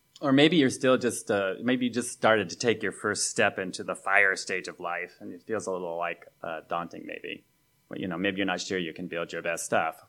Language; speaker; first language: English; native; English